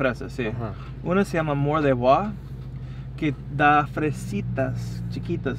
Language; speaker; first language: Spanish; non-native, learner; English